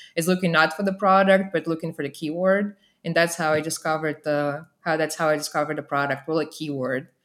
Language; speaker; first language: English; non-native, fluent; Russian